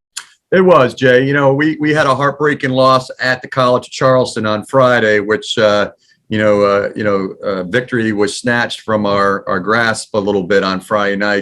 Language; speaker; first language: English; native; English